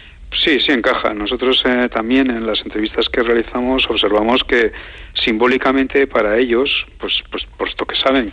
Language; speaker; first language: Spanish; native; Spanish